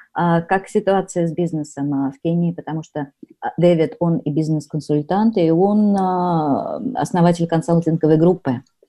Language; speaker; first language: Russian; native; Russian